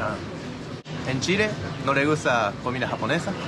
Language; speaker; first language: Spanish; non-native, learner; Japanese